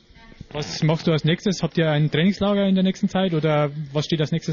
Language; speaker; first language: German; native; German